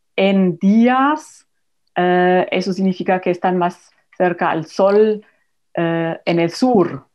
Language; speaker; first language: Spanish; non-native, fluent; German